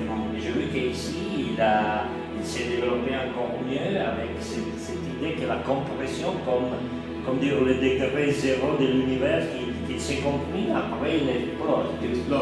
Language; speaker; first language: French; non-native, fluent; Italian